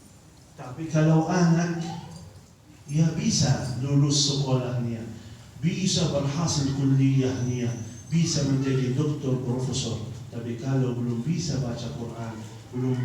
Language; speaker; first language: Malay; non-native, fluent; Arabic